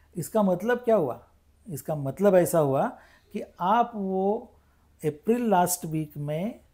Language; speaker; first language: Hindi; non-native, local second language; Marathi